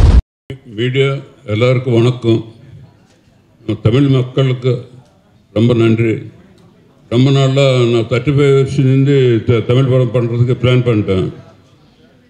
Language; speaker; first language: Tamil; non-native, learner; Telugu